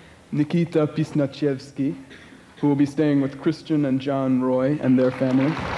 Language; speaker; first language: English; native; English